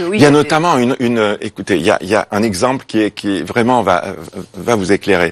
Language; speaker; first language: French; native; French